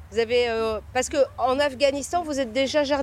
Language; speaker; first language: French; native; French